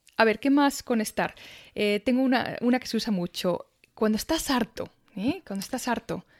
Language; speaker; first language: Spanish; native; Spanish